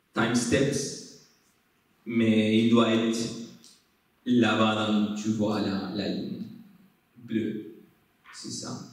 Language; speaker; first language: French; non-native, fluent; Spanish